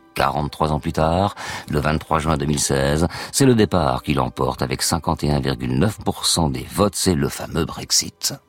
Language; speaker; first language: French; native; French